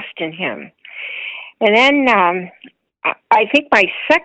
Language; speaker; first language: English; native; English